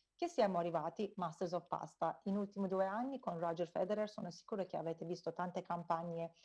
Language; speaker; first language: Italian; non-native, fluent; Turkish